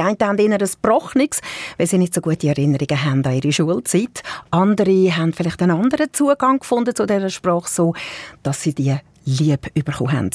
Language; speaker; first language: German; native; German